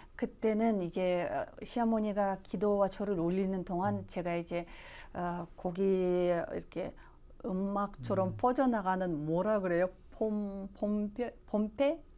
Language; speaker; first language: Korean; non-native, fluent; Russian